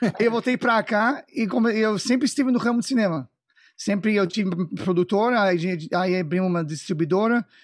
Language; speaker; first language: Portuguese; non-native, fluent; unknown